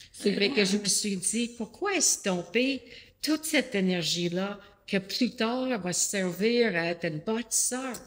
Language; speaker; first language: French; non-native, local second language; English